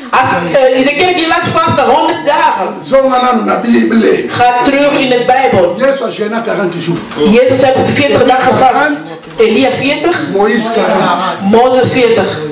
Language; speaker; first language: Dutch; non-native, learner; Lingala